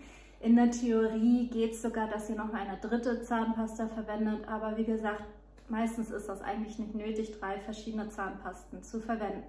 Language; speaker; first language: German; native; German